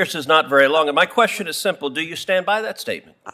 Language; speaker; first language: English; native; English